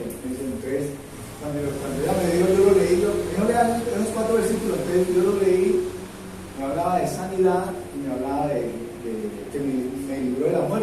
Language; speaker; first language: Spanish; native; Spanish